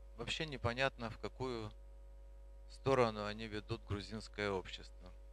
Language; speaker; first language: Russian; non-native, local second language; Georgian